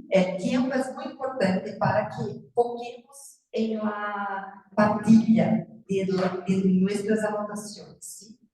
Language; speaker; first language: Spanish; non-native, learner; Portuguese